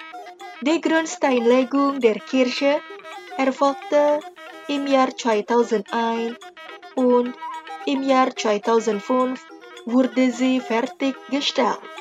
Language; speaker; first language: German; non-native, fluent; Indonesian